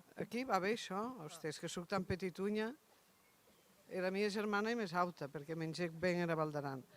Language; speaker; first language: Catalan; native; Catalan